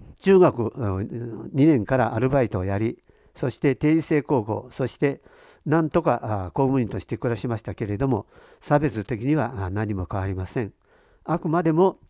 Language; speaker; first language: Japanese; native; Japanese